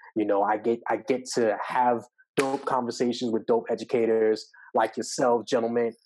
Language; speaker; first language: English; native; English